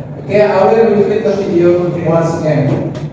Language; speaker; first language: English; non-native, learner; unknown